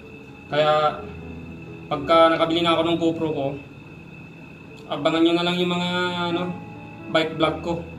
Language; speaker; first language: Filipino; native; Filipino